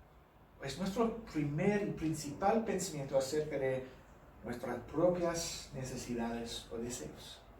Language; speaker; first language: Spanish; non-native, fluent; English